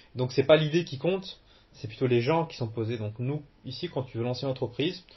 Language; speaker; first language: French; early bilingual, other home language; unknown